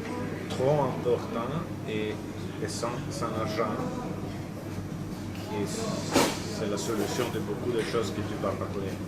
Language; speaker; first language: French; non-native, fluent; Italian